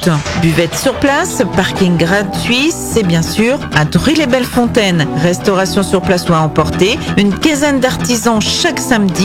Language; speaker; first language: French; native; French